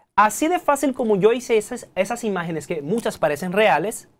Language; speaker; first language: Spanish; native; Spanish